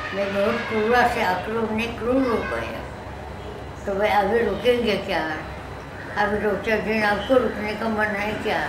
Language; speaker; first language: Hindi; non-native, local second language; Marathi